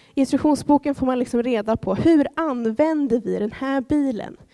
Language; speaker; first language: Swedish; native; Swedish